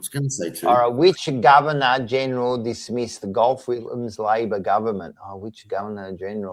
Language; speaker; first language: English; native; English